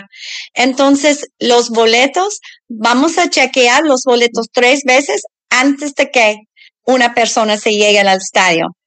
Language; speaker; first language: Spanish; early bilingual, other home language; English